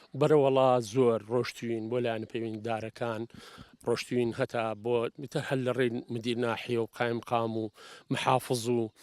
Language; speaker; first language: Central Kurdish; native; Central Kurdish